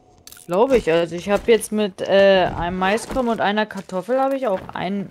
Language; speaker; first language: German; native; German